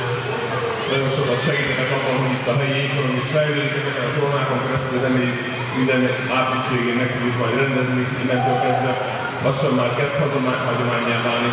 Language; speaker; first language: Hungarian; native; Hungarian